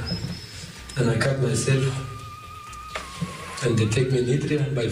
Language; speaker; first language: English; non-native, learner; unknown